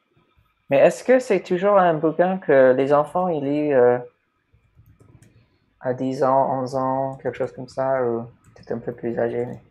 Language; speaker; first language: French; non-native, fluent; English